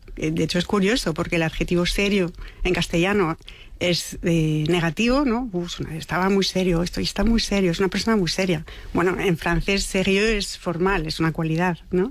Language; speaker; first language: Spanish; non-native, fluent; French